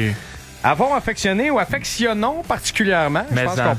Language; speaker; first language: French; native; French